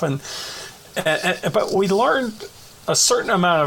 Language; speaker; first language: English; native; English